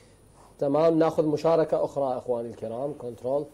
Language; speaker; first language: Arabic; native; Arabic